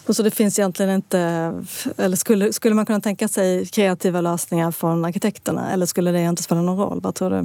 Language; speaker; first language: Swedish; native; Swedish